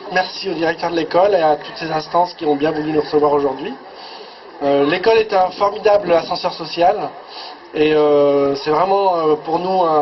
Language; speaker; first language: French; native; French